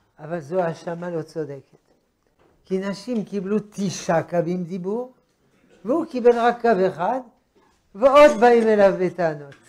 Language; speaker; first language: Hebrew; non-native, fluent; French